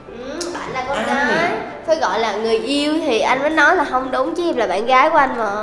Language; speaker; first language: Vietnamese; native; Vietnamese